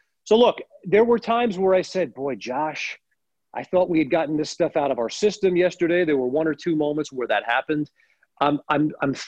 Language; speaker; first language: English; native; English